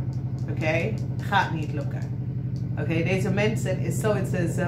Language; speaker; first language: Dutch; non-native, learner; English